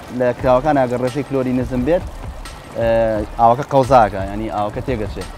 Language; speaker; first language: Central Kurdish; native; Central Kurdish